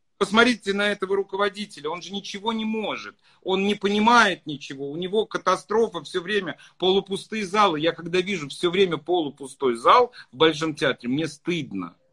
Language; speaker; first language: Russian; native; Russian